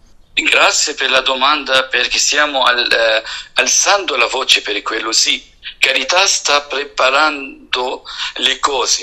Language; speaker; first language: Italian; non-native, fluent; Arabic